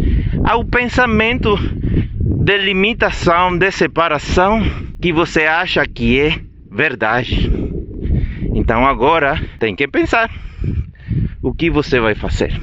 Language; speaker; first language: Portuguese; non-native, fluent; Spanish